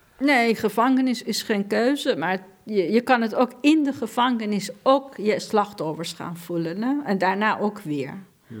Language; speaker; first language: Dutch; non-native, fluent; Persian